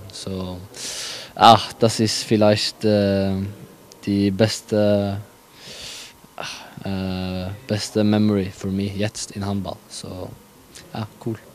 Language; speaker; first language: German; non-native, learner; Norwegian